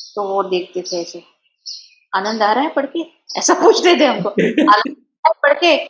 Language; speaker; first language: Hindi; non-native, local second language; Marathi